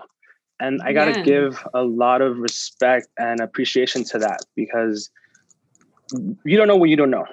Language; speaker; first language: English; early bilingual, other home language; Spanish